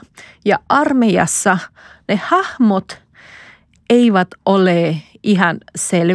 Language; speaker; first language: Finnish; non-native, fluent; Spanish